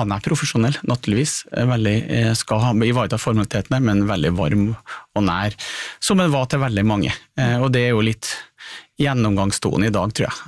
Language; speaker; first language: Norwegian; native; Norwegian